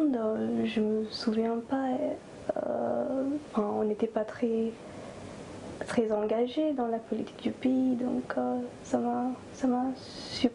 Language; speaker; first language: French; non-native, fluent; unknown